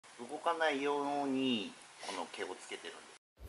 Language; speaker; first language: Japanese; native; Japanese